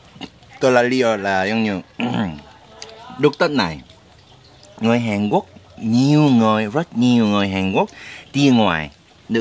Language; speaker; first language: Vietnamese; non-native, learner; Korean